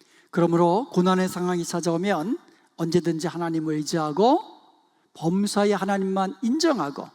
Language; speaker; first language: Korean; native; Korean